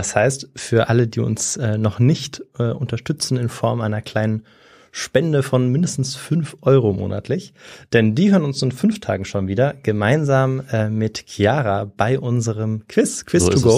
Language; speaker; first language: German; native; German